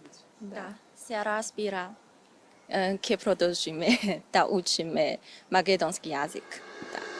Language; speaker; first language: Macedonian; non-native, fluent; Chinese